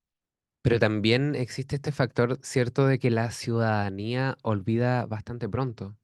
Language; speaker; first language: Spanish; native; Spanish